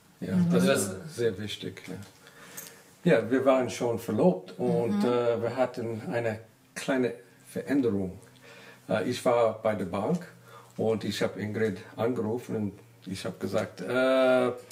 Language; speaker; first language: German; non-native, learner; English